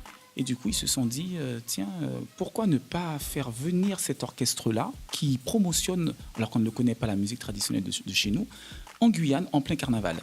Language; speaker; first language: French; native; French